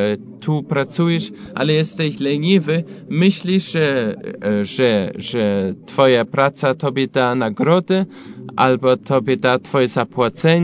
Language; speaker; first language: Polish; non-native, fluent; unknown